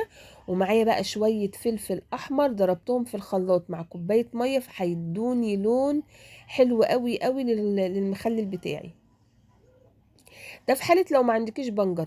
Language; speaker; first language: Arabic; native; Arabic